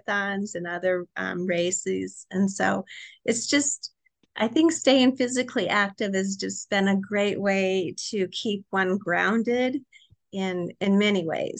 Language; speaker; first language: English; native; English